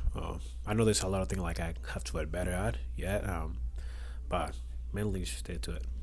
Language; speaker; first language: English; non-native, learner; Spanish